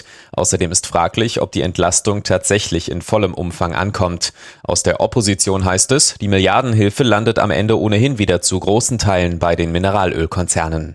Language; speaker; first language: German; native; German